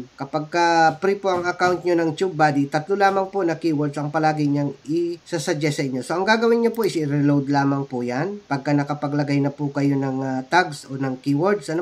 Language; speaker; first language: Filipino; native; Filipino